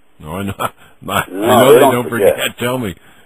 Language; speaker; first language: English; native; English